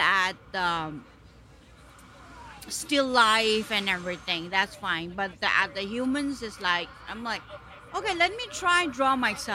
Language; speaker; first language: English; non-native, local second language; Bangla